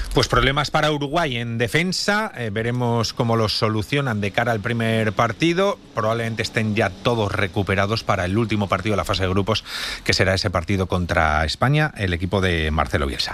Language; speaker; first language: Spanish; native; Spanish